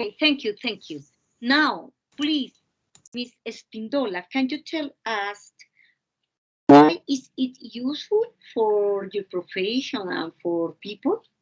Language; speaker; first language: English; non-native, fluent; Spanish